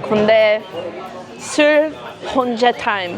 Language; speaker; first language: Korean; non-native, learner; English